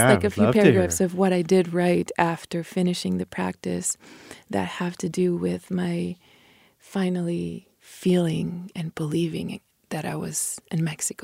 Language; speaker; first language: English; non-native, fluent; Spanish